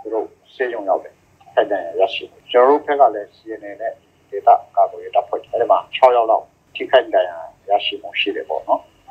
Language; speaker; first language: Burmese; non-native, local second language; Hakha Chin